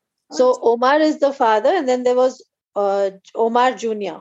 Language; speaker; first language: English; non-native, local second language; Hindi